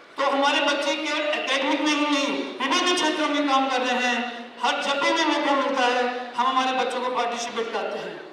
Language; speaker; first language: Hindi; native; Hindi